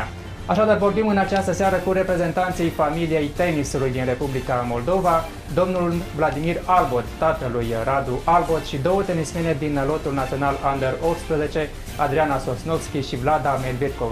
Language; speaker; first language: Romanian; native; Romanian